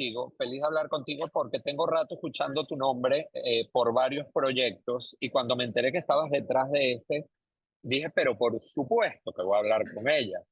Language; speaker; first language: Spanish; native; Spanish